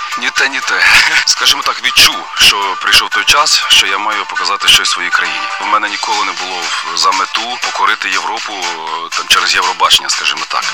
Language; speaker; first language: Ukrainian; native; Ukrainian